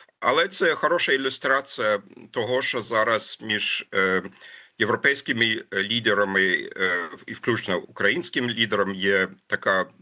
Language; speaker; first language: Ukrainian; non-native, fluent; German